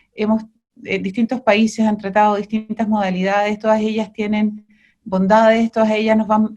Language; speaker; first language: Spanish; native; Spanish